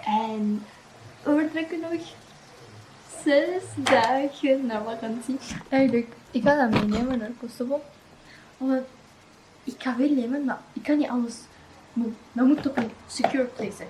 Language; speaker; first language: Dutch; non-native, local second language; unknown